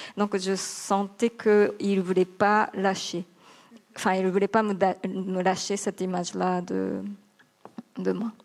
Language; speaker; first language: French; non-native, fluent; Japanese